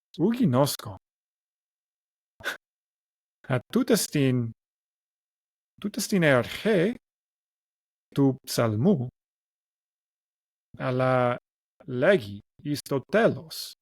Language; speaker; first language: Greek; non-native, learner; English